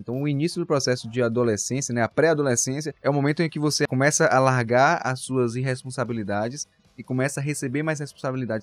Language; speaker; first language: Portuguese; native; Portuguese